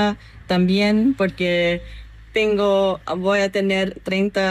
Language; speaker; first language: Spanish; non-native, learner; English